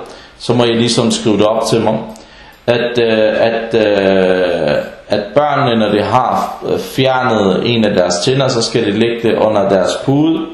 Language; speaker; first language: Danish; non-native, fluent; Arabic